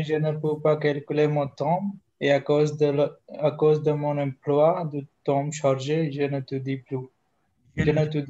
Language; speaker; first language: French; non-native, learner; Hindi